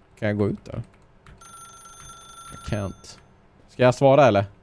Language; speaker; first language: Swedish; native; Swedish